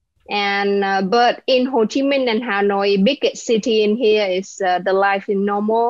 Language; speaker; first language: English; non-native, learner; Vietnamese